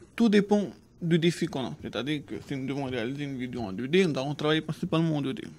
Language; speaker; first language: French; native; French